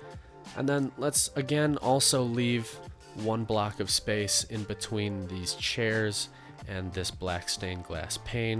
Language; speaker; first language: English; native; English